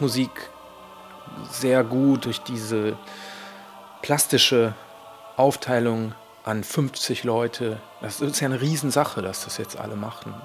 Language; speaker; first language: German; native; German